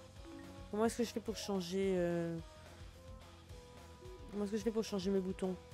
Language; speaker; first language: French; native; French